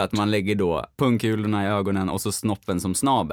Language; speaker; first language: Swedish; native; Swedish